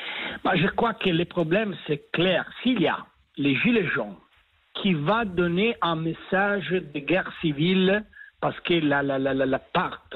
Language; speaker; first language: French; non-native, fluent; Italian